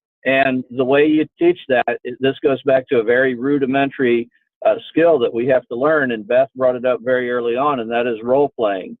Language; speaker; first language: English; native; English